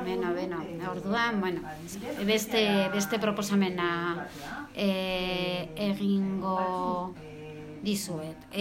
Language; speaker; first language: Basque; non-native, learner; Spanish